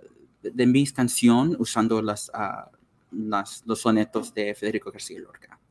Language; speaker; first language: Spanish; non-native, learner; English